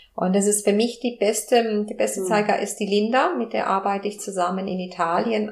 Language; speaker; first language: German; non-native, fluent; Spanish